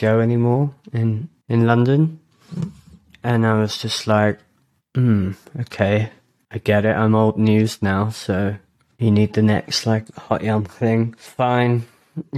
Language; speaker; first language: English; native; English